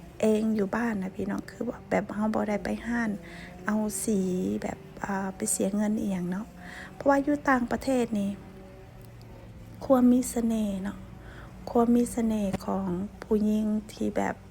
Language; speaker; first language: Thai; non-native, local second language; Lao